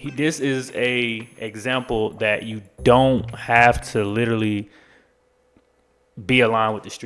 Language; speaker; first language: English; native; English